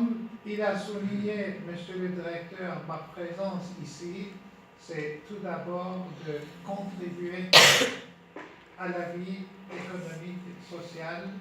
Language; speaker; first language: French; non-native, fluent; Turkish